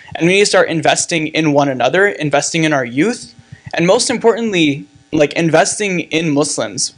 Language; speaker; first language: English; native; English